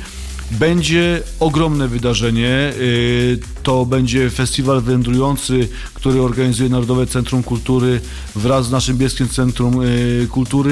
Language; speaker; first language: Polish; native; Polish